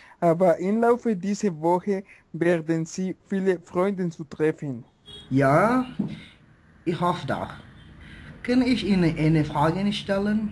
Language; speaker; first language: German; non-native, learner; Spanish